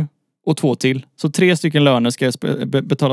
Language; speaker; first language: Swedish; native; Swedish